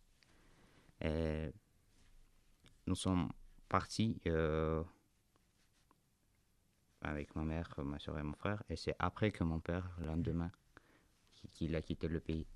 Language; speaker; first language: French; non-native, fluent; Armenian